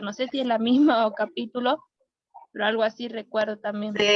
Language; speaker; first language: Spanish; native; Spanish